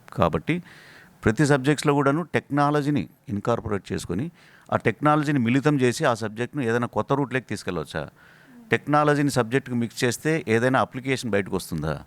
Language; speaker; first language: Telugu; native; Telugu